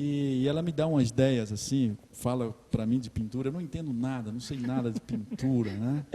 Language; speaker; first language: Portuguese; native; Portuguese